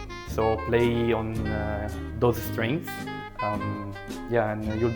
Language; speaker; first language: English; early bilingual, other home language; Italian